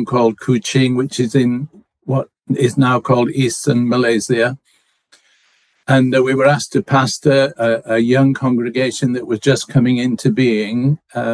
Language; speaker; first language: English; native; English